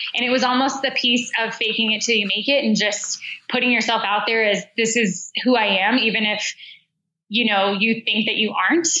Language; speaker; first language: English; native; English